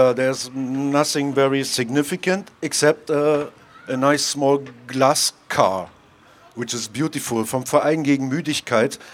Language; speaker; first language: English; non-native, fluent; German